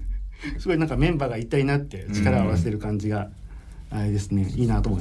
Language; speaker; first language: Japanese; native; Japanese